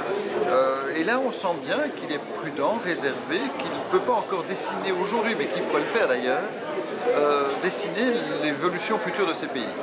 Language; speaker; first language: French; native; French